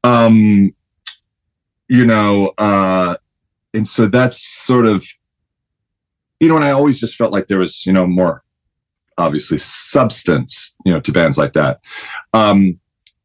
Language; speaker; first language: English; native; English